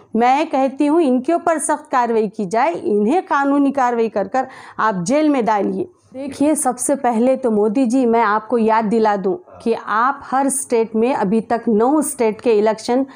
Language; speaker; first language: Hindi; native; Hindi